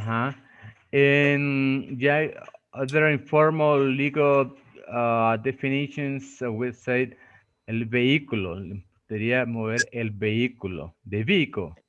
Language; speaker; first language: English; non-native, fluent; Spanish